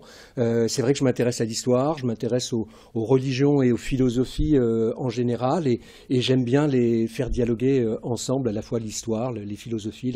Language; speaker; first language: French; native; French